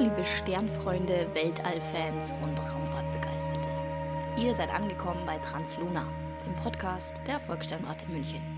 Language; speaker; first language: German; native; German